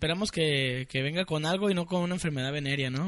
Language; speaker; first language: Spanish; native; Spanish